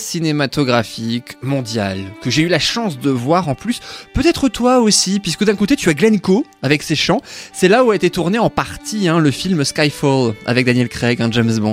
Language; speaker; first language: French; native; French